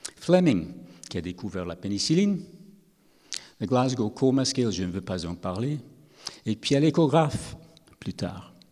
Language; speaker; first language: French; non-native, fluent; English